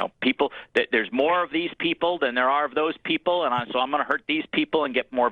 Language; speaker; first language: English; native; English